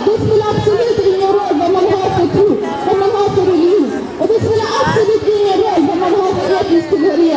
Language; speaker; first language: Swedish; non-native, fluent; Azerbaijani